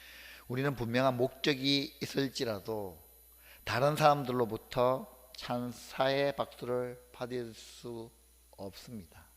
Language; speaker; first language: Korean; native; Korean